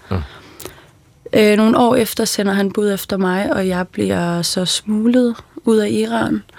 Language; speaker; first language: Danish; early bilingual, other home language; Persian